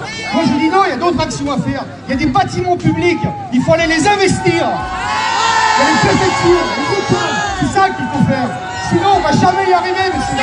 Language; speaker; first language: French; native; French